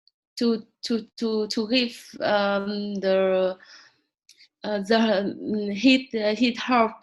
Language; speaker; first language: English; non-native, learner; Vietnamese